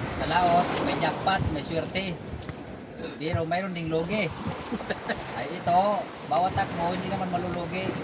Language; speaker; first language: Filipino; non-native, local second language; Cebuano